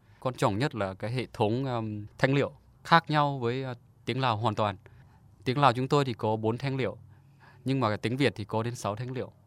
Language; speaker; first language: Vietnamese; non-native, fluent; Lao